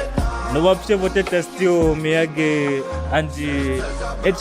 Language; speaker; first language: Russian; non-native, learner; English